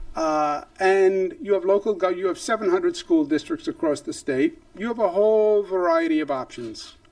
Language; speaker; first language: English; native; English